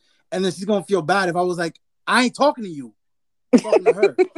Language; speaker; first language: English; early bilingual, other home language; Spanish